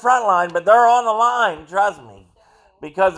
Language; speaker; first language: English; native; English